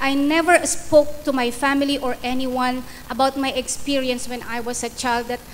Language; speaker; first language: English; non-native, local second language; Iloko